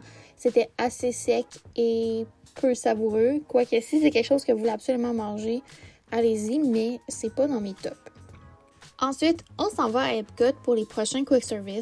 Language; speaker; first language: French; native; French